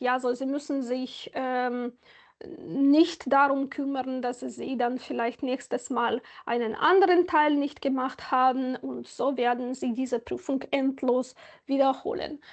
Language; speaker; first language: German; non-native, fluent; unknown